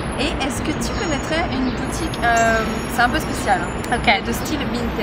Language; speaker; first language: French; native; French